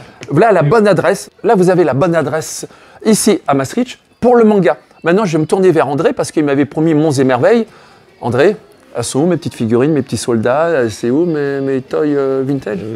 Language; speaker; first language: French; native; French